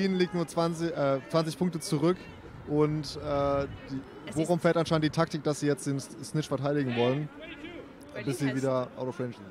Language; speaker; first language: German; native; German